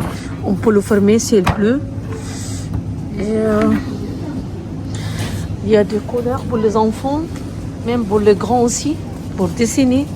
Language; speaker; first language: French; non-native, learner; Arabic